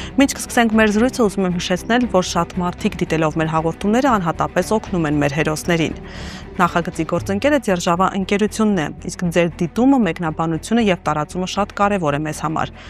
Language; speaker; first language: Armenian; native; Armenian